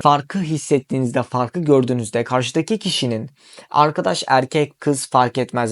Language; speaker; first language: Turkish; native; Turkish